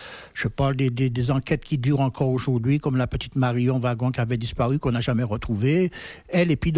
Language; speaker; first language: French; native; French